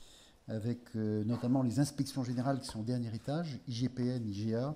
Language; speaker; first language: French; native; French